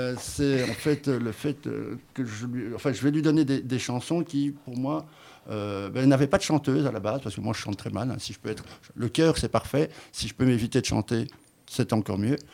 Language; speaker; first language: French; native; French